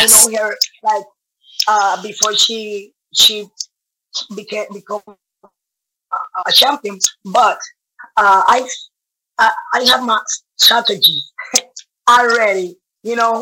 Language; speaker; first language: English; non-native, learner; Spanish